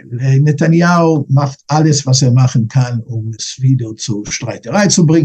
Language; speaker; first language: German; non-native, fluent; English